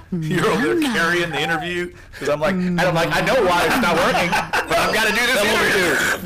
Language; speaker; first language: English; native; English